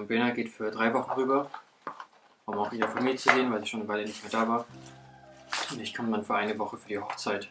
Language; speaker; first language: German; native; German